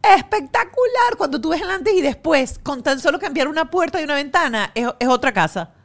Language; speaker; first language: Spanish; native; Spanish